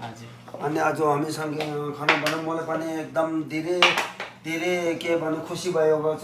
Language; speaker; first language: Nepali; non-native, learner; Tibetan